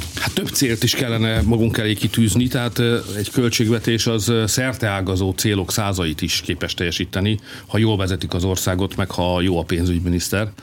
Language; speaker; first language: Hungarian; native; Hungarian